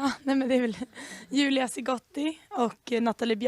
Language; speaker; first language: Swedish; native; Swedish